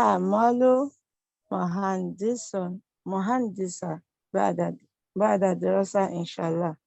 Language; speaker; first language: Arabic; non-native, learner; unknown